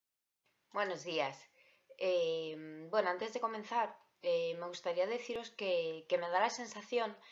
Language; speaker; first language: Spanish; native; Spanish